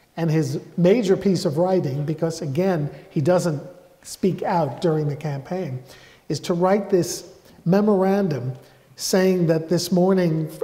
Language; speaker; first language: English; native; English